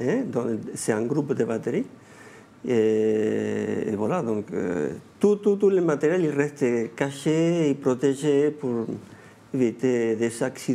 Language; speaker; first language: French; non-native, fluent; Spanish